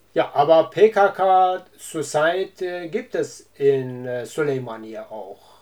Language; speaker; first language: German; non-native, learner; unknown